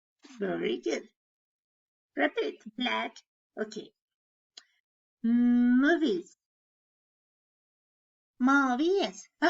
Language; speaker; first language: English; non-native, learner; Spanish